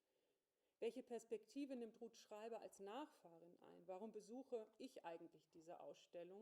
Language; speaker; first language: German; native; German